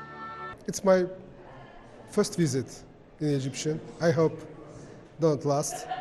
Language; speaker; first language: English; non-native, learner; Azerbaijani